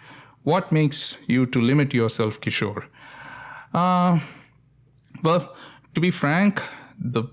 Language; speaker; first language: English; non-native, local second language; Tamil